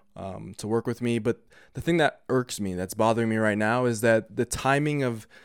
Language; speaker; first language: English; native; English